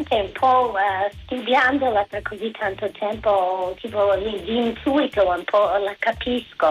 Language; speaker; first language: Italian; non-native, fluent; English